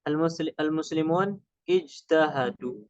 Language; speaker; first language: Arabic; non-native, fluent; Indonesian